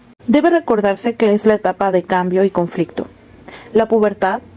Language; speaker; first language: Spanish; native; Spanish